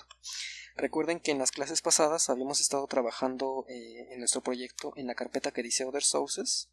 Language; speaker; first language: Spanish; native; Spanish